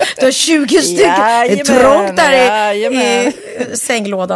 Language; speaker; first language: Swedish; native; Swedish